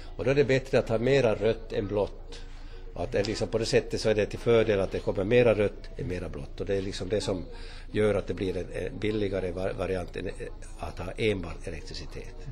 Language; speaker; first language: Swedish; native; Swedish